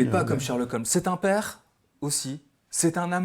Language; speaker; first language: French; native; French